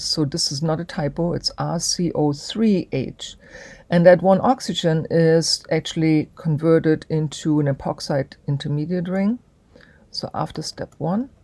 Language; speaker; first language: English; native; English